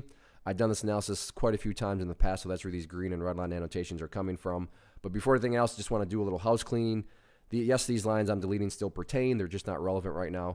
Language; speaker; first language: English; native; English